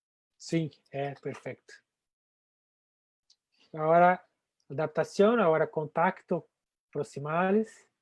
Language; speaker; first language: Spanish; non-native, fluent; Portuguese